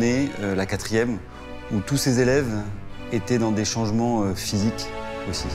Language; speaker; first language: French; native; French